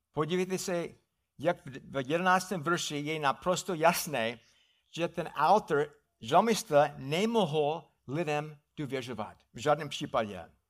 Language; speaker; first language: Czech; non-native, fluent; English